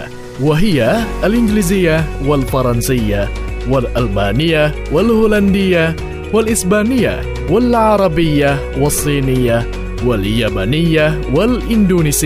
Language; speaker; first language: Arabic; non-native, fluent; Indonesian